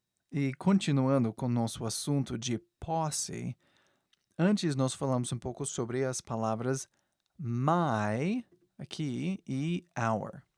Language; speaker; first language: Portuguese; non-native, fluent; English